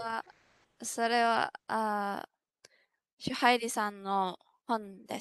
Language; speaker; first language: Japanese; non-native, learner; Malay